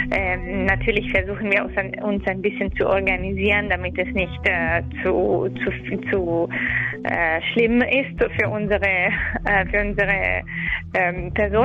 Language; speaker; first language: German; non-native, learner; Italian